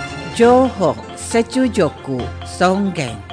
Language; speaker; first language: Japanese; non-native, fluent; Indonesian